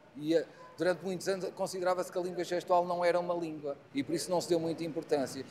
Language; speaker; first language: Portuguese; native; Portuguese